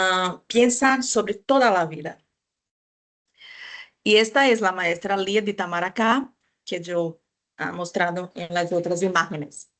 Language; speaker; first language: Spanish; non-native, fluent; Portuguese